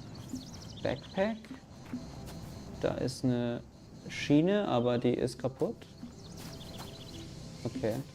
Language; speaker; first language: German; native; German